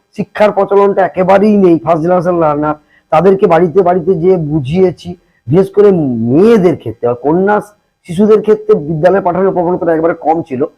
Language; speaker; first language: Bangla; native; Bangla